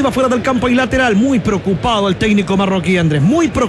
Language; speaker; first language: Spanish; native; Spanish